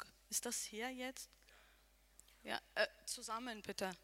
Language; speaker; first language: German; non-native, learner; Arabic